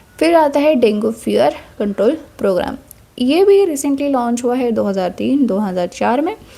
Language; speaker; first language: Hindi; non-native, local second language; Marathi